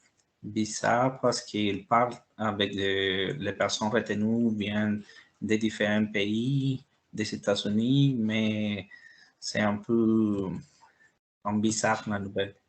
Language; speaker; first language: French; non-native, learner; Spanish